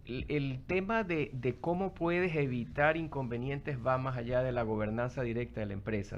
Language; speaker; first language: Spanish; native; Spanish